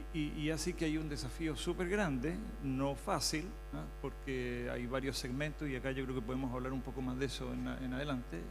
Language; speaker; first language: Spanish; native; Spanish